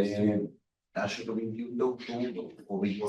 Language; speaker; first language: Portuguese; non-native, fluent; Spanish